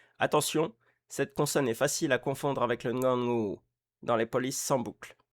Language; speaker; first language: French; native; French